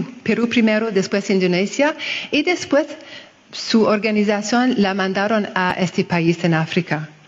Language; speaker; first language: Spanish; non-native, fluent; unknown